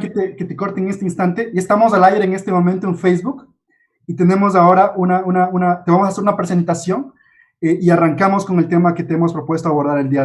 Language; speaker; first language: Spanish; native; Spanish